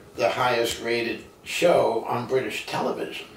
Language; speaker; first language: English; native; English